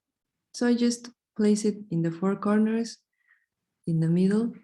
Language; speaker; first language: English; non-native, fluent; Spanish